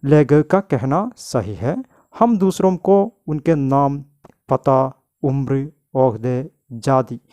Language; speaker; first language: Hindi; non-native, local second language; Malayalam